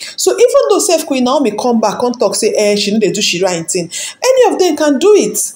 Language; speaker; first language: Nigerian Pidgin; non-native, local second language; Yoruba